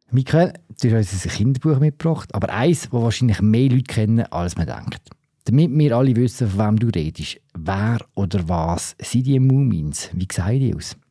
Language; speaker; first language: German; native; German